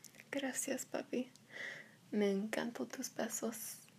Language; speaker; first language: Spanish; non-native, learner; English